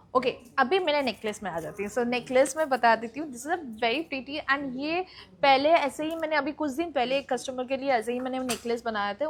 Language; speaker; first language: Hindi; non-native, local second language; Bangla